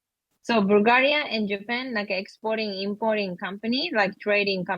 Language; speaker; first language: English; non-native, learner; Japanese